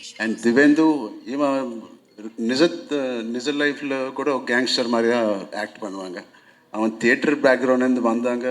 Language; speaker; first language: Tamil; non-native, local second language; Telugu